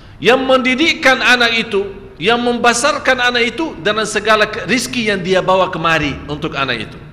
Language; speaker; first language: Malay; non-native, fluent; Arabic